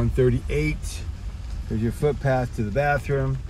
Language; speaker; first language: English; native; English